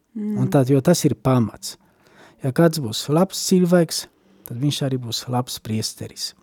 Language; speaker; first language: Latvian; non-native, fluent; Polish